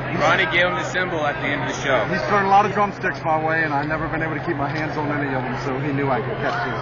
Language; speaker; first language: English; native; English